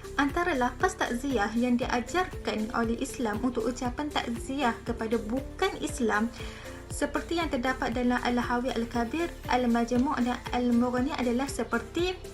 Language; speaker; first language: Malay; native; Malay